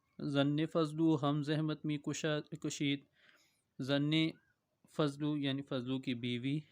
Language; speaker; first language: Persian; non-native, fluent; Urdu